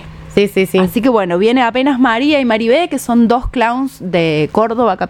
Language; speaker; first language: Spanish; native; Spanish